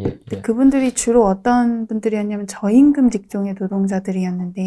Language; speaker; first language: Korean; native; Korean